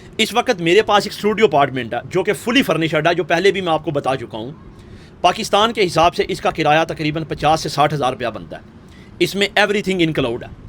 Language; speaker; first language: Urdu; native; Urdu